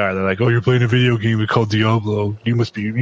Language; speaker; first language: English; native; English